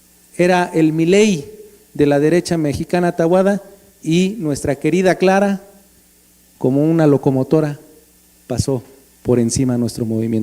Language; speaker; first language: Spanish; native; Spanish